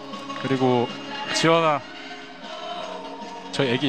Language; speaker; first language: Korean; native; Korean